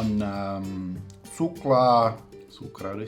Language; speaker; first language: Finnish; non-native, learner; English